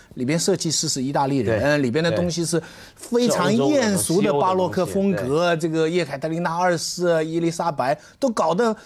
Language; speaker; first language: Chinese; native; Chinese